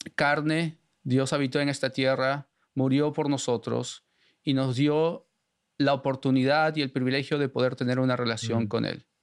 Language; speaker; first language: Spanish; native; Spanish